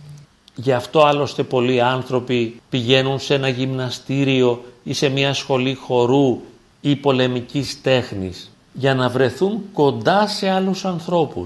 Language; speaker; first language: Greek; native; Greek